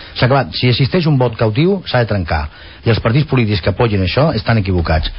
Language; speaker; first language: Catalan; non-native, local second language; Spanish